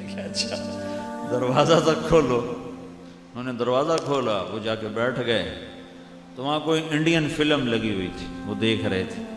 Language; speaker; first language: Urdu; non-native, local second language; Punjabi